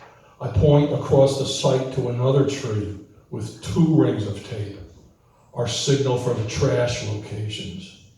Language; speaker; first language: English; native; English